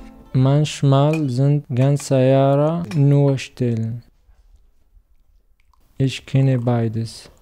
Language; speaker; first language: German; non-native, learner; Arabic